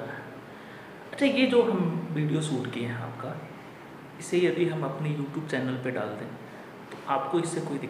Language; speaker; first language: Hindi; native; Hindi